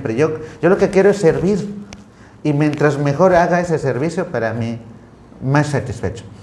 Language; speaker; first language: Spanish; non-native, local second language; Tzotzil